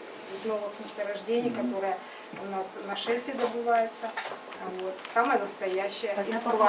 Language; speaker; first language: Russian; native; Russian